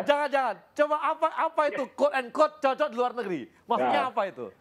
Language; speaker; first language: Indonesian; native; Indonesian